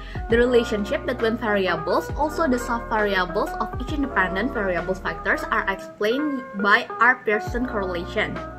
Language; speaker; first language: English; non-native, fluent; Indonesian